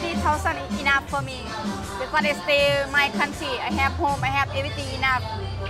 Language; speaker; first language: English; non-native, learner; Thai